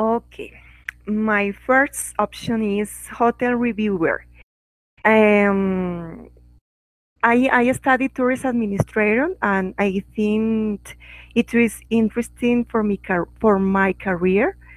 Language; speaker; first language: English; non-native, learner; Spanish